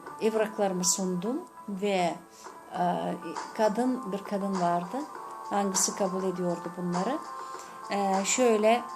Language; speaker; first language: Turkish; non-native, fluent; Gagauz